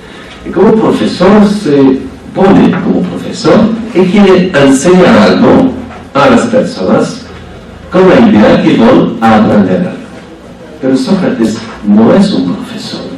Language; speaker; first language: Spanish; non-native, fluent; French